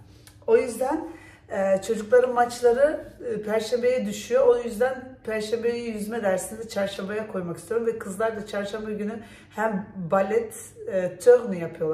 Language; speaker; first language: Turkish; early bilingual, heritage; Turkish